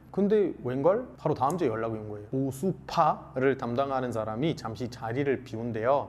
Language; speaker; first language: Korean; non-native, fluent; Arabic